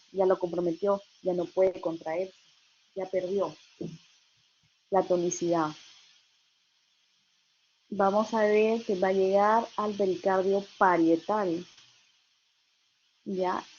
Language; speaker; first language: Spanish; native; Spanish